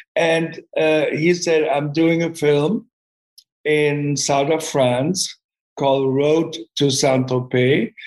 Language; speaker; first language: English; non-native, fluent; German